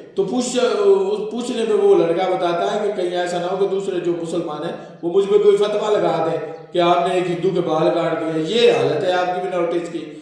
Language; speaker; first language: Urdu; non-native, local second language; Punjabi